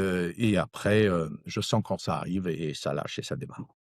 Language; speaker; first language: French; native; French